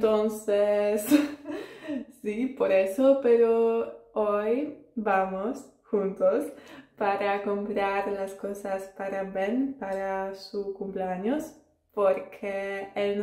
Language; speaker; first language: Spanish; non-native, learner; Polish